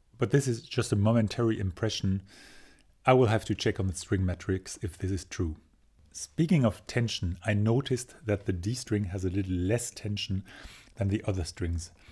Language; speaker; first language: English; non-native, fluent; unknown